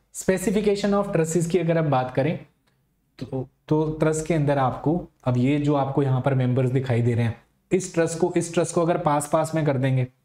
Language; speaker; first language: Hindi; native; Hindi